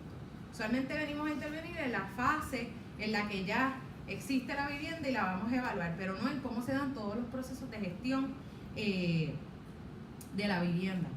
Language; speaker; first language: Spanish; native; Spanish